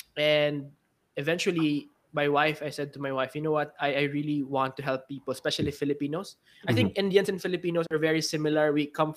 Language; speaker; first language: English; non-native, local second language; Filipino